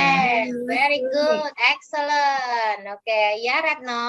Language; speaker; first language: English; non-native, fluent; Indonesian